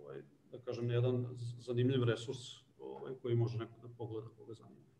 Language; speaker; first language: Serbian; native; Serbian